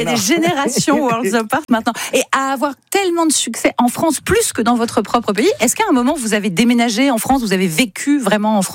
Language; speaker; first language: French; native; French